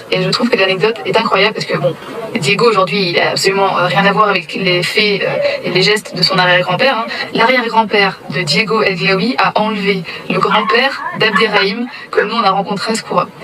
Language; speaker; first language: French; native; French